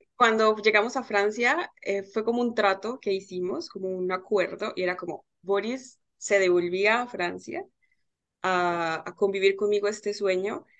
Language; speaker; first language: Spanish; native; Spanish